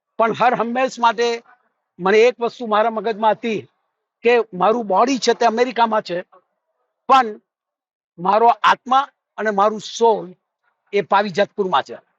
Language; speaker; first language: Gujarati; native; Gujarati